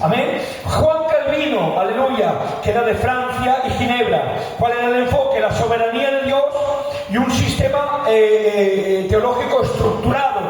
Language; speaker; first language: Spanish; native; Spanish